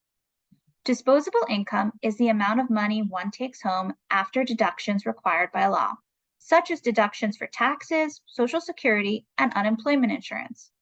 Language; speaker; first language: English; native; English